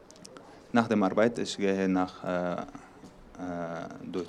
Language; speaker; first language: German; non-native, learner; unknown